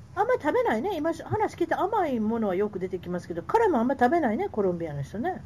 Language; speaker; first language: Japanese; native; Japanese